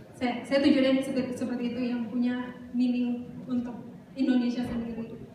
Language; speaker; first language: Indonesian; native; Indonesian